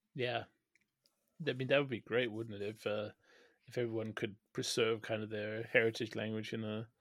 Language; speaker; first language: English; non-native, fluent; Danish